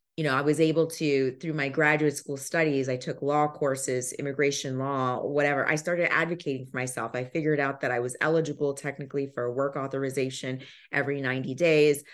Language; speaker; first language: English; early bilingual, other home language; Lingala